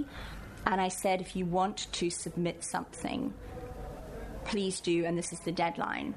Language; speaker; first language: English; native; English